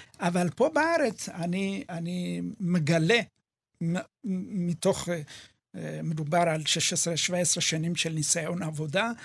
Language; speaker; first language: Hebrew; early bilingual, other home language; Amharic